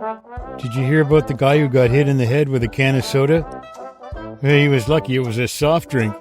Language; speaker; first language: English; native; English